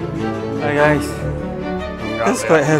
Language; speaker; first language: English; non-native, fluent; Indonesian